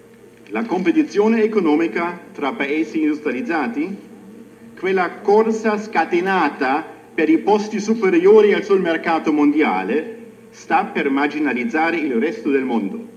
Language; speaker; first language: Italian; non-native, fluent; German